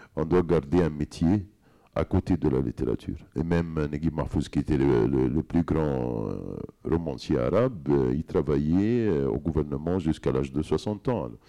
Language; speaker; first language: French; non-native, fluent; Arabic